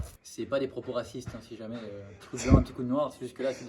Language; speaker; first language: French; native; French